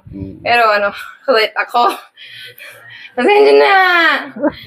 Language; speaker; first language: Filipino; non-native, learner; English